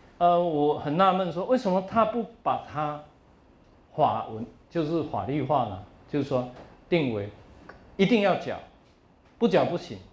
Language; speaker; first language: Chinese; native; Chinese